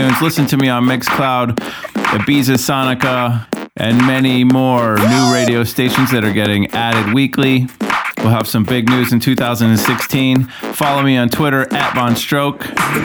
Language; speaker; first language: English; native; English